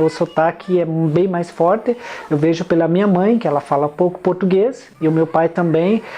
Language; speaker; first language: Portuguese; non-native, local second language; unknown